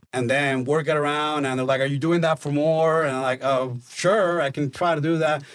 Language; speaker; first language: English; non-native, fluent; Spanish